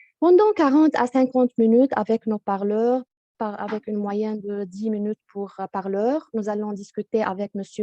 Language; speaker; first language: French; non-native, fluent; Arabic